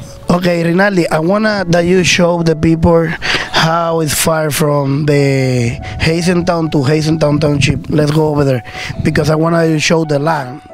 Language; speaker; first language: English; non-native, learner; Spanish